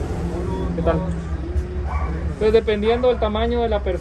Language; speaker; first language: Spanish; native; Spanish